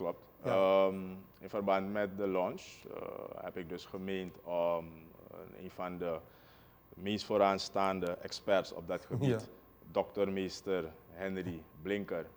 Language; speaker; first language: Dutch; native; Dutch